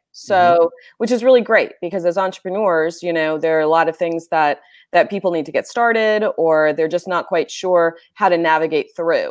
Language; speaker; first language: English; native; English